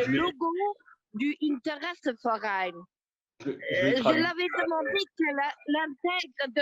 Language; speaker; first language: French; non-native, local second language; Luxembourgish